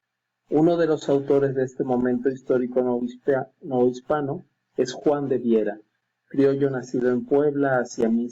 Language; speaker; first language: Spanish; native; Spanish